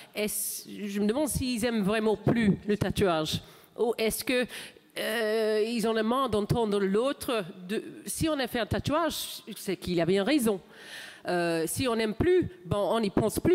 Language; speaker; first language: French; non-native, fluent; English